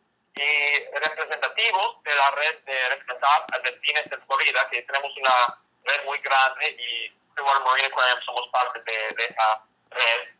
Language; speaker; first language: Spanish; non-native, fluent; English